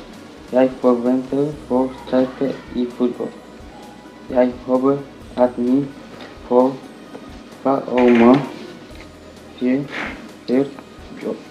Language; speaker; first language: Danish; non-native, learner; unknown